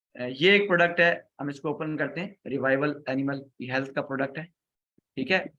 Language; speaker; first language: Urdu; native; Urdu